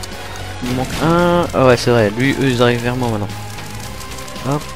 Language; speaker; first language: French; native; French